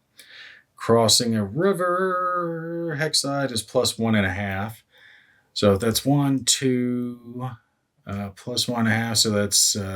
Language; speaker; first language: English; native; English